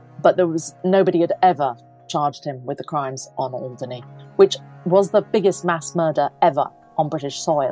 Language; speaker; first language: English; native; English